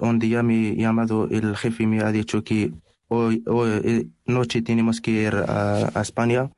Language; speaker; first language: Spanish; non-native, learner; Arabic